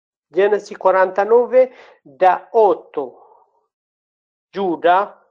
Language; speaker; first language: Italian; non-native, learner; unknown